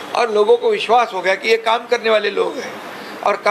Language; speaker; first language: Hindi; non-native, local second language; Marathi